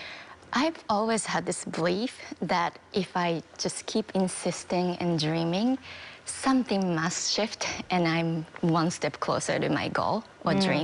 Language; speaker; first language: English; non-native, fluent; Japanese